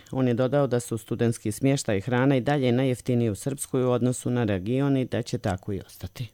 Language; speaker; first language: Croatian; native; Croatian